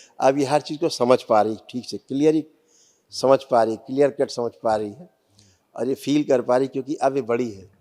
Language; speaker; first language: Hindi; native; Hindi